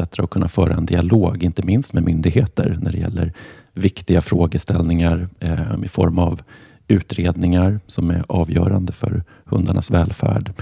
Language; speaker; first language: Swedish; native; Swedish